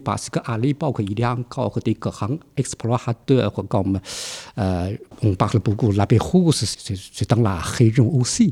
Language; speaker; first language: French; non-native, fluent; Chinese